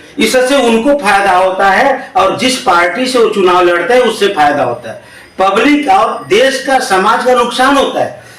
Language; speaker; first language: Hindi; native; Hindi